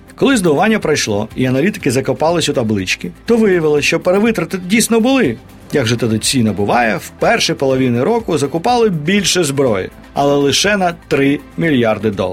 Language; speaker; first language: Ukrainian; non-native, local second language; Russian